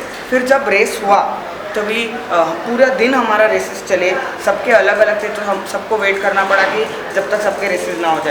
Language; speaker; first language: Hindi; non-native, local second language; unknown